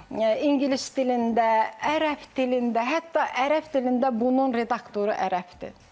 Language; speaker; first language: Azerbaijani; native; Azerbaijani